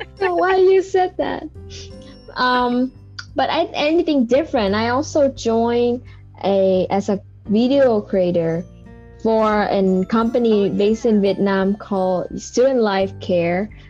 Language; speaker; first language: English; non-native, fluent; Vietnamese